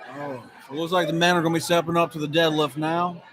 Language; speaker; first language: English; native; English